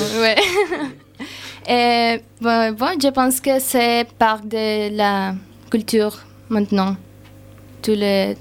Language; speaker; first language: French; non-native, learner; Spanish